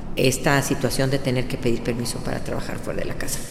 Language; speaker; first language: Spanish; native; Spanish